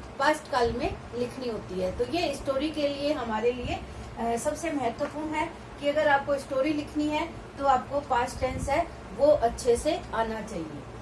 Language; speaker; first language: Hindi; native; Hindi